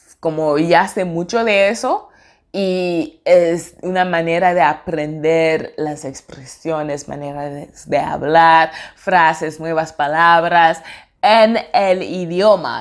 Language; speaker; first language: Spanish; non-native, fluent; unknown